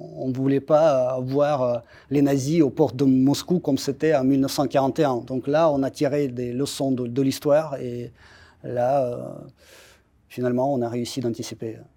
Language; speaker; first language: French; non-native, fluent; Russian